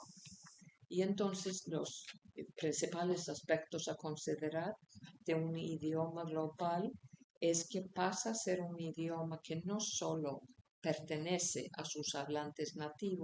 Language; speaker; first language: Spanish; non-native, fluent; Icelandic